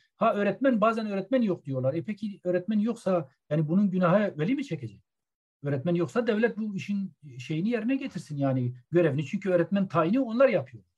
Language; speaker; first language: Turkish; non-native, local second language; Zaza